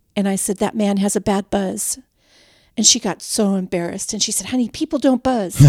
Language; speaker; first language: English; native; English